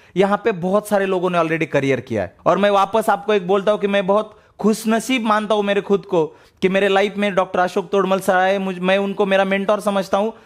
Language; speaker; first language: Hindi; non-native, local second language; Marathi